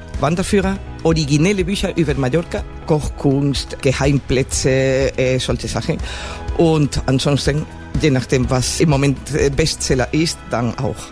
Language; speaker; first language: German; non-native, fluent; Spanish